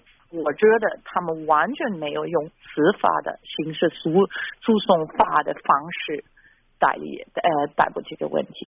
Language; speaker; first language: Chinese; non-native, fluent; German